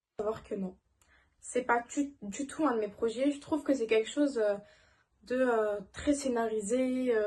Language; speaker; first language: French; native; French